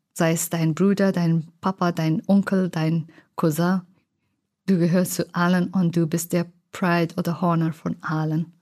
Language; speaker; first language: German; non-native, learner; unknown